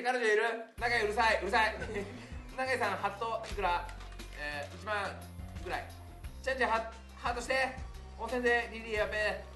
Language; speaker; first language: Japanese; native; Japanese